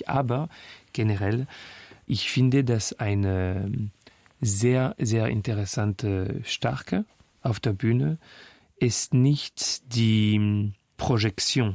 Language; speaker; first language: German; non-native, fluent; French